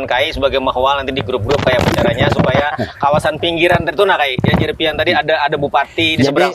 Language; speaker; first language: Indonesian; native; Indonesian